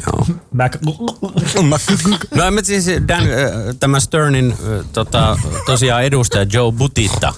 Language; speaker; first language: Finnish; native; Finnish